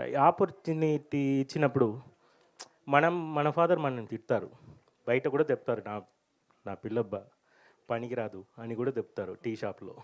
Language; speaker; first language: Telugu; non-native, fluent; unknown